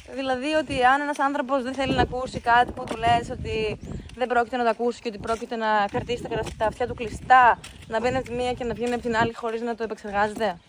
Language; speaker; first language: Greek; native; Greek